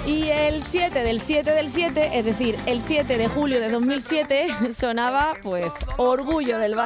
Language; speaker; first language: Spanish; native; Spanish